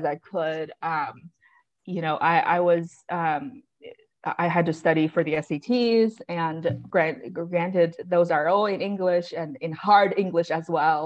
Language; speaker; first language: English; non-native, fluent; Chinese